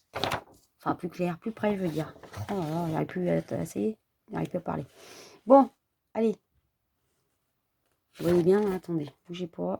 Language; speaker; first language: French; native; French